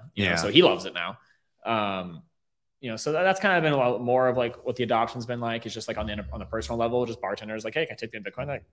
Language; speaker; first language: English; native; English